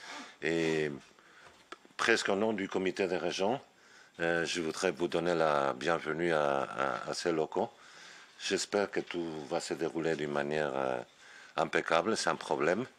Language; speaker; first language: French; non-native, fluent; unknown